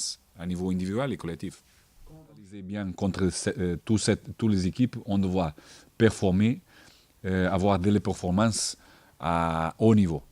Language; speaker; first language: French; non-native, learner; Portuguese